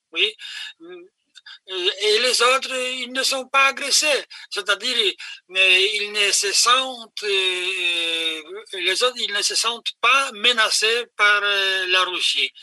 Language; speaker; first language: French; non-native, fluent; Polish